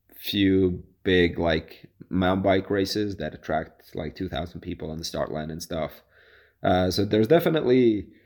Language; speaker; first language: English; non-native, fluent; Latvian